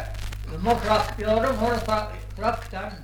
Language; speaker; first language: Swedish; native; Swedish